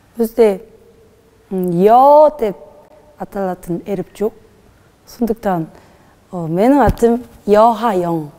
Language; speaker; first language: Kazakh; non-native, learner; Korean